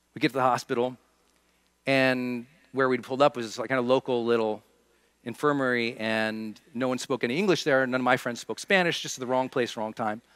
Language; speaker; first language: English; native; English